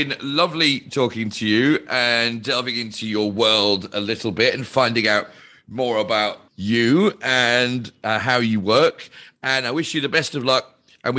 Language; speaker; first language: English; native; English